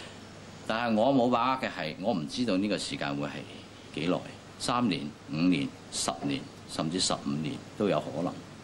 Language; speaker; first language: Cantonese; native; Cantonese